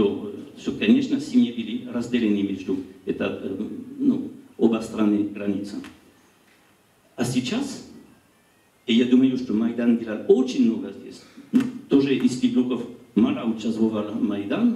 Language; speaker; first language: Russian; non-native, learner; French